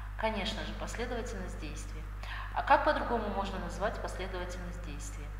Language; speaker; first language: Russian; non-native, local second language; Kazakh